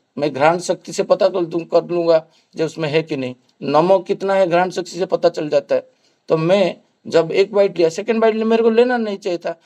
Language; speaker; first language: Hindi; non-native, local second language; Bangla